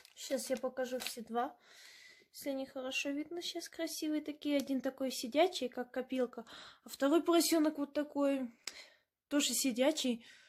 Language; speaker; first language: Russian; non-native, learner; German